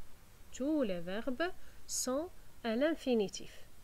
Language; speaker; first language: French; non-native, fluent; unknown